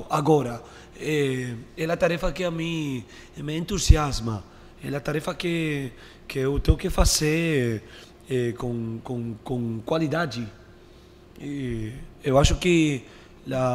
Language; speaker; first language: Portuguese; non-native, learner; Spanish